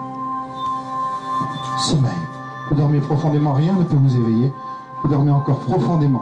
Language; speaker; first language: French; native; French